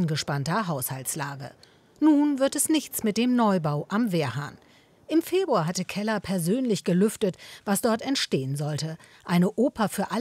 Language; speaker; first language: German; native; German